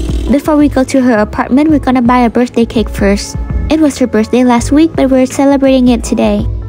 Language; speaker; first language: English; non-native, fluent; Vietnamese